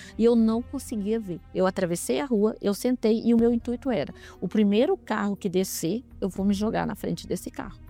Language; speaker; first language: Portuguese; native; Portuguese